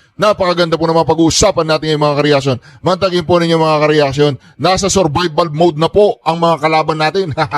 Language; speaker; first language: Filipino; native; Filipino